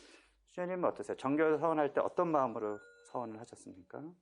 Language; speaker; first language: Korean; native; Korean